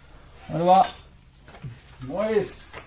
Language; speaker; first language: French; non-native, fluent; German